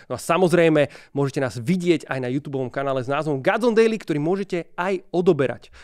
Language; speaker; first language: Slovak; native; Slovak